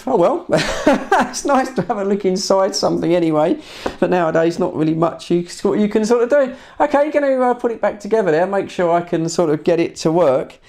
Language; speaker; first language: English; native; English